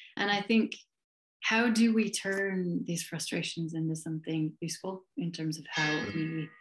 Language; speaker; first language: English; native; English